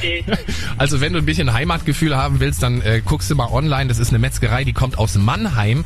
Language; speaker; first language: German; native; German